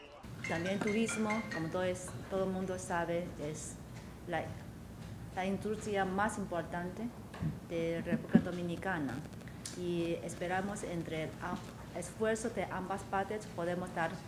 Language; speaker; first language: Spanish; non-native, fluent; Chinese